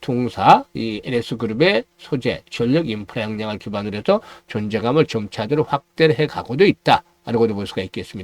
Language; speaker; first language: Korean; native; Korean